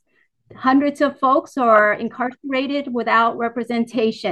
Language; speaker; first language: English; early bilingual, other home language; Vietnamese